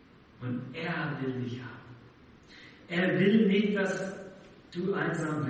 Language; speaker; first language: German; non-native, fluent; English